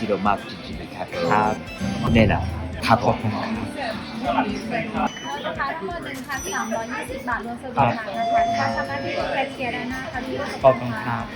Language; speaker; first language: Thai; non-native, learner; Japanese